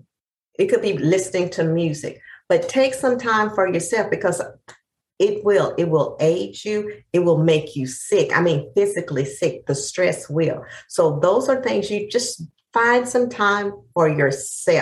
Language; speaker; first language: English; native; English